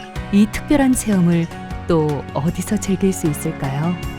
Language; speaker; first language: Korean; native; Korean